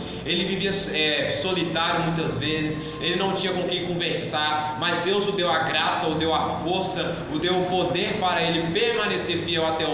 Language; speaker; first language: Portuguese; native; Portuguese